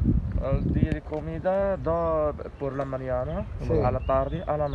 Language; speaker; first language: Spanish; non-native, learner; Arabic